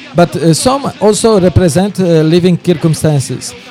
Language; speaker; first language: English; non-native, fluent; Polish